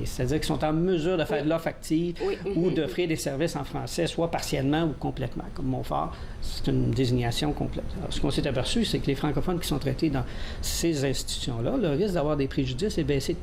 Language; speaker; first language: French; native; French